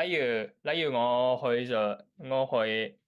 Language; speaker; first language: Cantonese; non-native, learner; Japanese